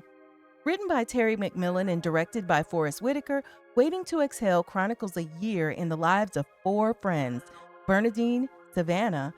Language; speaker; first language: English; native; English